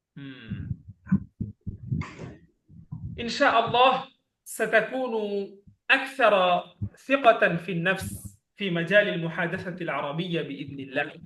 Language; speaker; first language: Arabic; non-native, fluent; Bangla